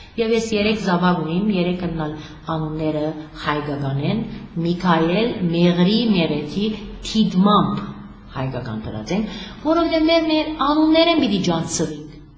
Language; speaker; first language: Armenian; early bilingual, heritage; Armenian